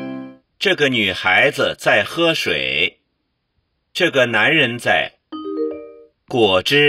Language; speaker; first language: Chinese; non-native, learner; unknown